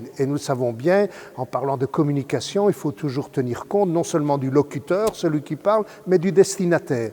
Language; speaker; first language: French; native; French